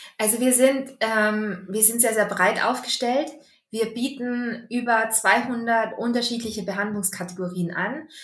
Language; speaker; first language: German; early bilingual, other home language; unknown